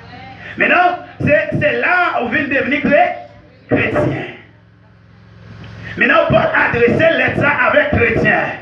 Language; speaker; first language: French; non-native, local second language; Haitian Creole